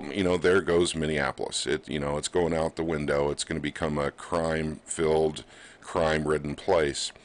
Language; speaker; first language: English; native; English